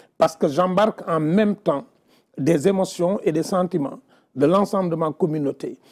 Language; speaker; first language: French; non-native, local second language; Wolof